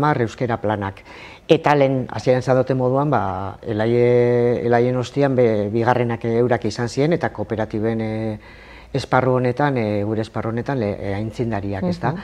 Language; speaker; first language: Basque; native; Basque